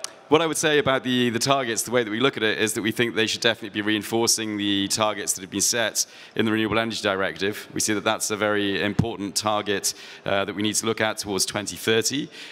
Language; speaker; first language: English; native; English